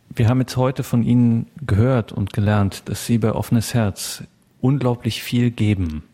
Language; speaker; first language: German; non-native, fluent; French